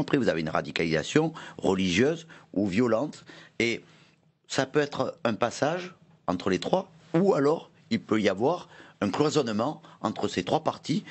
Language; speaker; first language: French; native; French